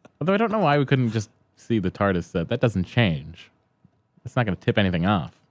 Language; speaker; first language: English; native; English